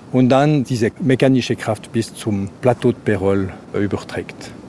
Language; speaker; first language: German; non-native, local second language; French